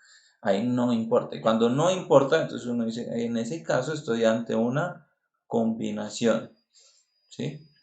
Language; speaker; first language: Spanish; native; Spanish